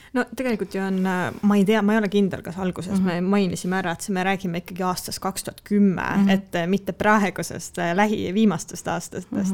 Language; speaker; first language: Estonian; native; Estonian